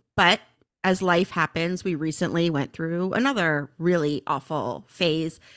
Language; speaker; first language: English; native; English